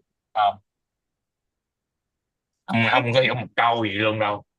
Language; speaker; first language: Vietnamese; early bilingual, heritage; Vietnamese